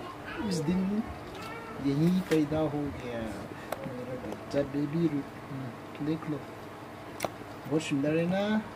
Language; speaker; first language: Hindi; non-native, local second language; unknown